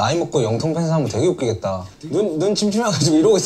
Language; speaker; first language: Korean; native; Korean